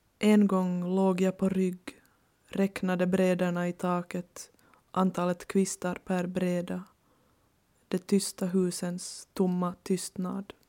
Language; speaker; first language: Swedish; native; Swedish